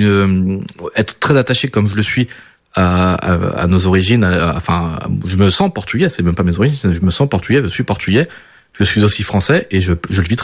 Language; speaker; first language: French; early bilingual, other home language; Portuguese